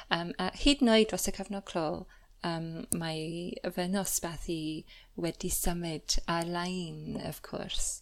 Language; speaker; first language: Welsh; non-native, fluent; English